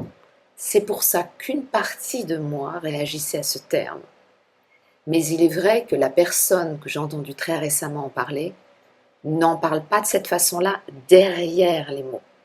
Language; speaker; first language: French; native; French